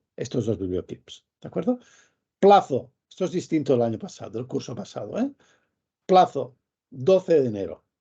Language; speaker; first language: Spanish; native; Spanish